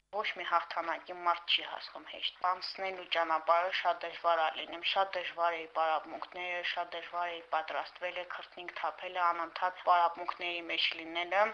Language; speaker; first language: Armenian; native; Armenian